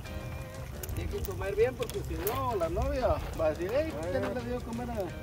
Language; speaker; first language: Spanish; native; Spanish